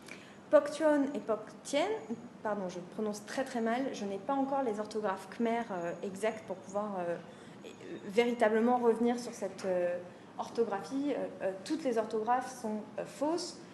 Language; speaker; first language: French; native; French